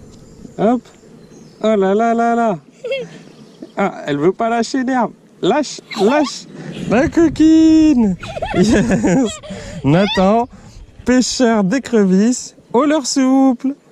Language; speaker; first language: French; native; French